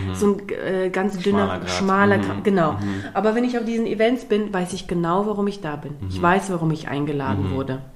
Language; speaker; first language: German; early bilingual, other home language; Russian